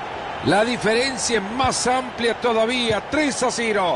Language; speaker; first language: Spanish; native; Spanish